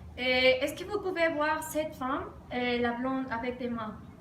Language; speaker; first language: French; non-native, learner; Spanish